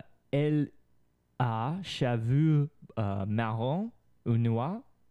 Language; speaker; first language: French; non-native, learner; English